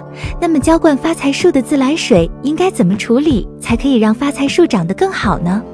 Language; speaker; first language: Chinese; native; Chinese